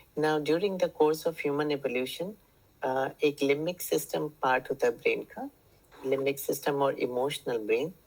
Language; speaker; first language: Hindi; native; Hindi